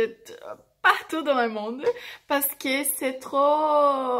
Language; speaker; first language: French; non-native, fluent; Portuguese